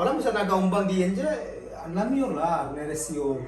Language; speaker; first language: Turkish; non-native, learner; Indonesian